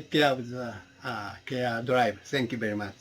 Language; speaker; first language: English; non-native, learner; Japanese